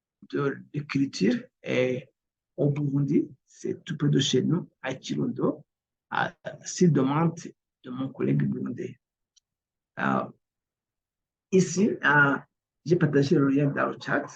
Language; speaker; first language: French; non-native, local second language; Kinyarwanda